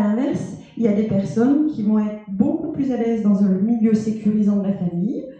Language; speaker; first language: French; native; French